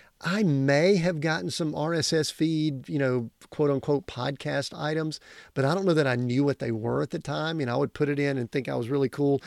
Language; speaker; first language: English; native; English